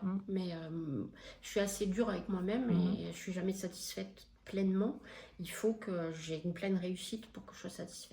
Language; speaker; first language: French; native; French